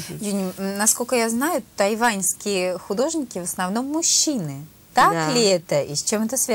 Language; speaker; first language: Russian; native; Russian